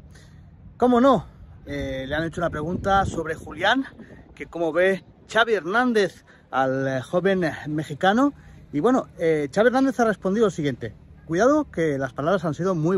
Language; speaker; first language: Spanish; native; Spanish